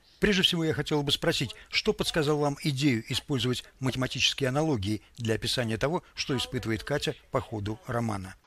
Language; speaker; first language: Russian; native; Russian